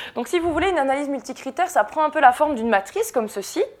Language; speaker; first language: French; native; French